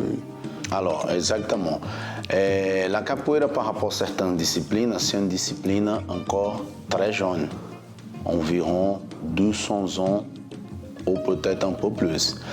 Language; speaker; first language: French; non-native, fluent; Portuguese